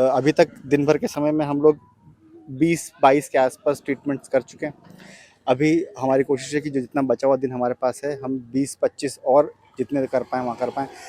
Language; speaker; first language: Hindi; non-native, local second language; Gujarati